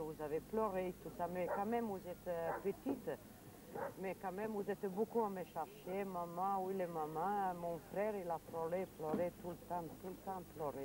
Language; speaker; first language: French; non-native, learner; Serbian